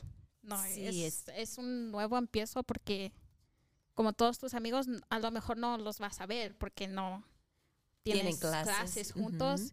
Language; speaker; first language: Spanish; early bilingual, heritage; Spanish